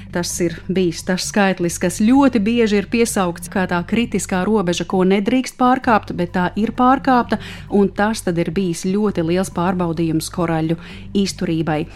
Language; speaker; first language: Latvian; native; Latvian